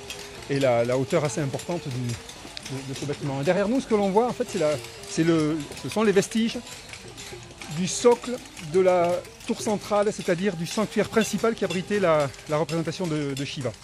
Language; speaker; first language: French; native; French